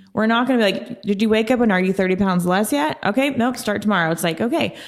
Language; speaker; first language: English; native; English